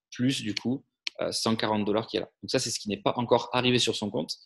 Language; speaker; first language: French; native; French